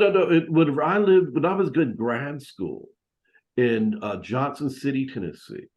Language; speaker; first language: English; native; English